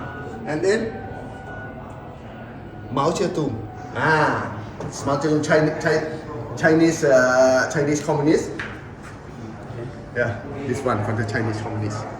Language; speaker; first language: English; non-native, learner; Thai